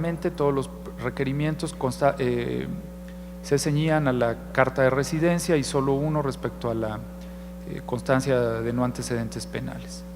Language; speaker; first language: Spanish; native; Spanish